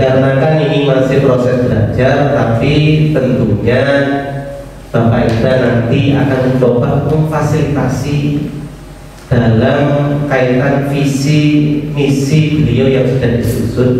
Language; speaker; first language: Indonesian; native; Indonesian